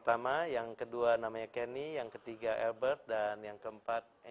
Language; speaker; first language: Indonesian; native; Indonesian